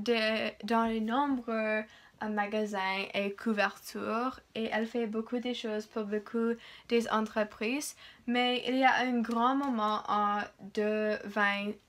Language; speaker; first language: French; non-native, learner; English